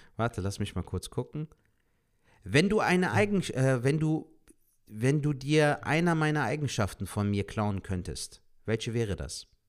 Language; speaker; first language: German; native; German